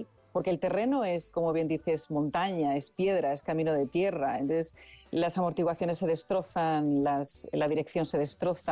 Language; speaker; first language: Spanish; native; Spanish